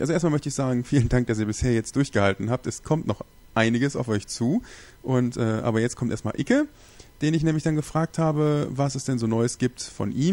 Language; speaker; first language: German; native; German